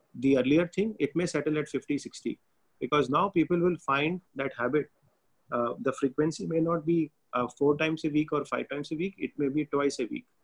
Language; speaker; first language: English; non-native, local second language; Hindi